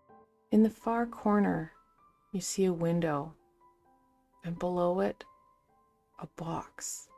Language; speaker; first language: English; native; English